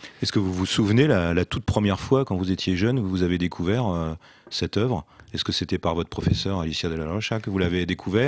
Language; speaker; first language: French; native; French